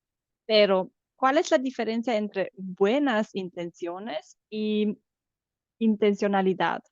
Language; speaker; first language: Spanish; non-native, fluent; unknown